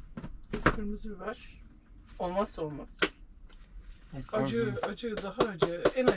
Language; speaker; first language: Turkish; native; Turkish